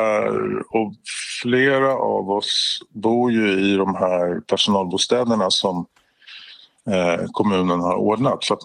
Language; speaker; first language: Swedish; native; Swedish